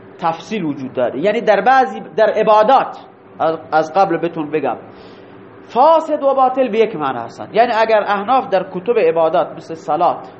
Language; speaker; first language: Persian; non-native, local second language; Baluchi